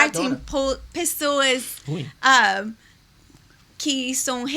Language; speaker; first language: Portuguese; non-native, learner; English